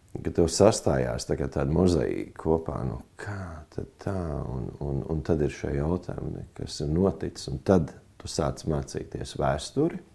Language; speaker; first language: Latvian; native; Latvian